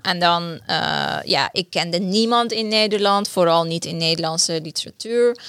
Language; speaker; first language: Dutch; non-native, fluent; Persian